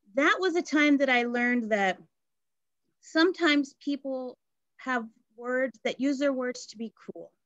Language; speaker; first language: English; native; English